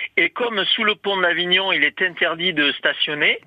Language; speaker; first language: French; native; French